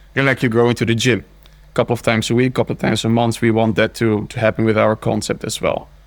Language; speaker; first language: English; early bilingual, other home language; Dutch